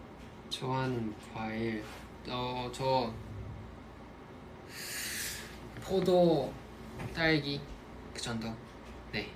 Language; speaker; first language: Korean; non-native, fluent; Japanese